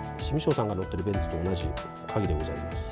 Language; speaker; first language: Japanese; native; Japanese